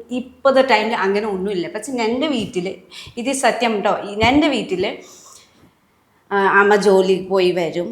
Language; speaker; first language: Malayalam; non-native, learner; Nepali